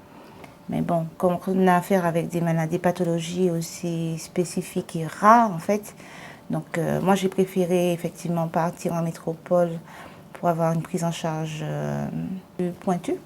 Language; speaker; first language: French; native; French